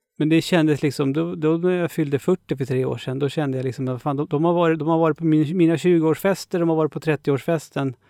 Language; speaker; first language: Swedish; native; Swedish